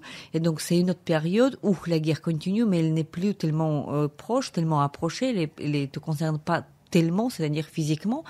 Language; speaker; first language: French; non-native, fluent; Ukrainian